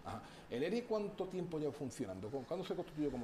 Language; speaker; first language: Spanish; native; Spanish